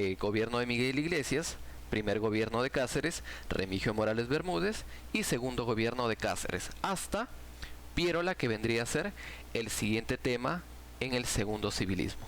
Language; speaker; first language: Spanish; native; Spanish